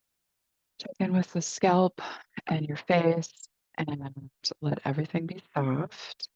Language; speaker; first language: English; native; English